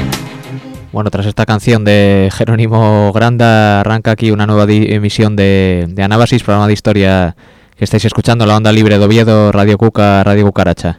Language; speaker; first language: Spanish; native; Spanish